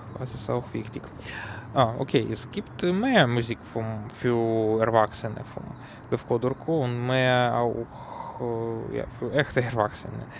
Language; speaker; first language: German; non-native, learner; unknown